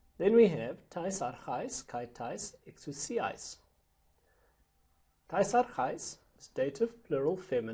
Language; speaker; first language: Greek; non-native, fluent; English